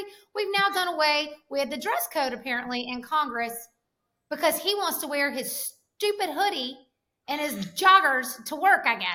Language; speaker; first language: English; native; English